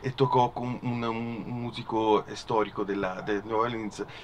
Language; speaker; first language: Spanish; non-native, learner; Italian